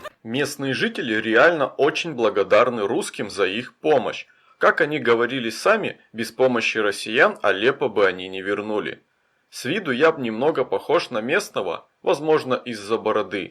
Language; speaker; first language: Russian; native; Russian